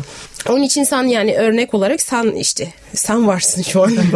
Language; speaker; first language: Turkish; non-native, fluent; Arabic